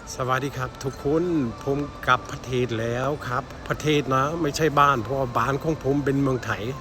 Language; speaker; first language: Thai; non-native, learner; German